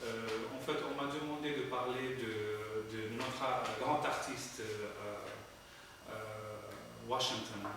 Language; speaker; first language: French; non-native, fluent; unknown